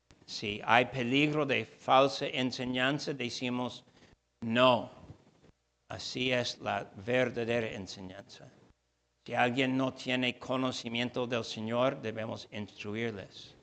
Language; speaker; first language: Spanish; non-native, fluent; English